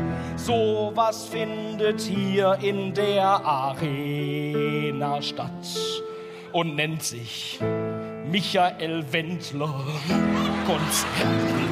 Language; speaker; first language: German; native; German